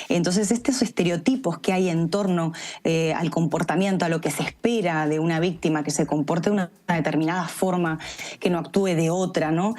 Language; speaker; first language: Spanish; native; Spanish